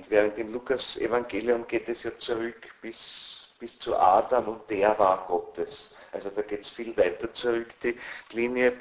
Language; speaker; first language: German; native; German